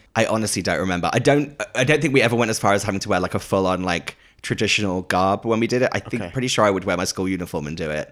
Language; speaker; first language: English; native; English